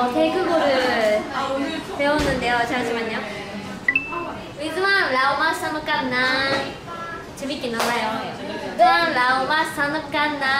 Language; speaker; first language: Korean; non-native, fluent; Japanese